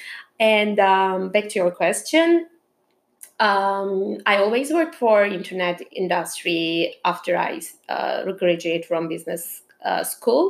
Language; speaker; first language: English; non-native, fluent; Turkish